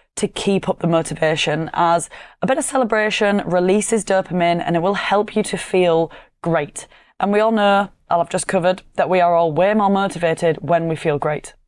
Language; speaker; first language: English; native; English